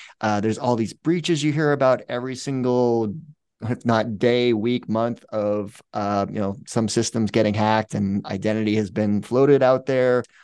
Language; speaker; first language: English; native; English